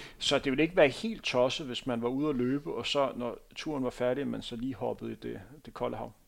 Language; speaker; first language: Danish; native; Danish